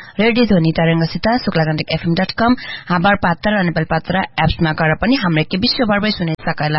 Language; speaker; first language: Nepali; non-native, local second language; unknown